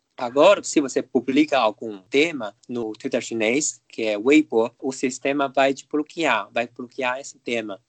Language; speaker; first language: Portuguese; non-native, fluent; Chinese